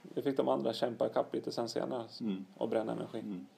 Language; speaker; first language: Swedish; native; Swedish